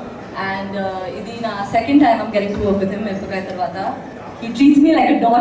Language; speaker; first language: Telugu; non-native, learner; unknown